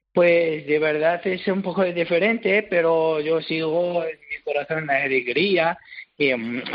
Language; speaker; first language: Spanish; non-native, learner; Arabic